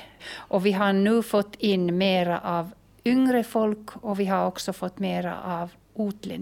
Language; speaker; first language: Swedish; non-native, fluent; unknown